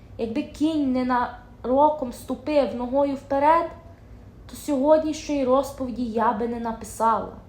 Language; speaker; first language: Ukrainian; early bilingual, heritage; Ukrainian